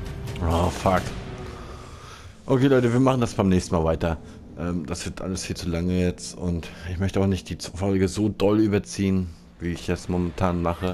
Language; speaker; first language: German; native; German